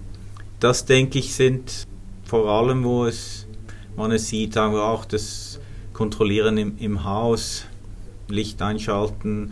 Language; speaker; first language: German; non-native, fluent; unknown